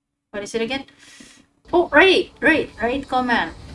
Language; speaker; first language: English; non-native, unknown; Indonesian